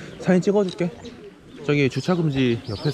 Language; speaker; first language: Korean; native; Korean